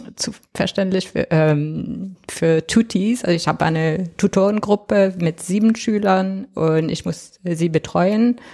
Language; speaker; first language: German; non-native, fluent; French